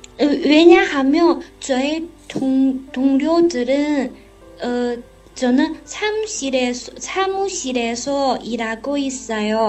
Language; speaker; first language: Korean; non-native, learner; Chinese